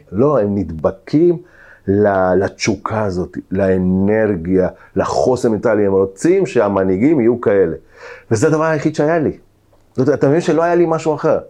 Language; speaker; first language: Hebrew; early bilingual, other home language; Spanish